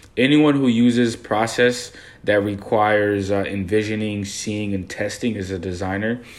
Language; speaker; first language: English; early bilingual, other home language; Haitian Creole